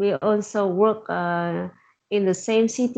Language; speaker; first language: English; non-native, learner; Vietnamese